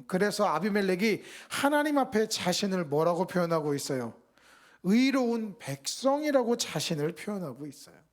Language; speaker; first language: Korean; native; Korean